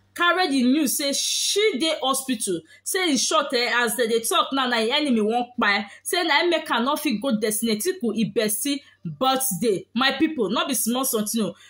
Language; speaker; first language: Nigerian Pidgin; native; Nigerian Pidgin